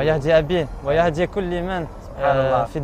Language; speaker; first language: Arabic; non-native, learner; French